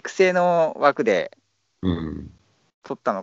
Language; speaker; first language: Japanese; native; Japanese